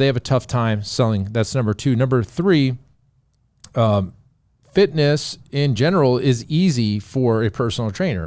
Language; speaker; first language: English; native; English